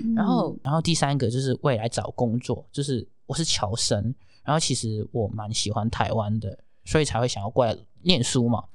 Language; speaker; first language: Chinese; non-native, fluent; Cantonese